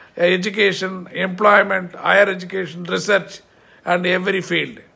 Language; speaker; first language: English; non-native, local second language; Tamil